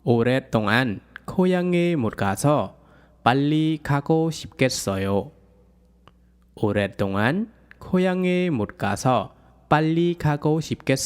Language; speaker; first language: Korean; non-native, fluent; Khmer